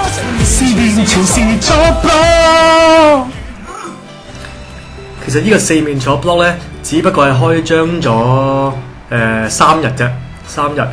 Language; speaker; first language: Cantonese; native; Cantonese